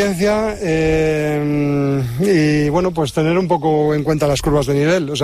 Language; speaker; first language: Spanish; native; Spanish